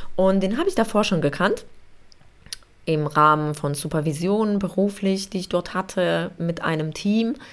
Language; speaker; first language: German; non-native, fluent; Polish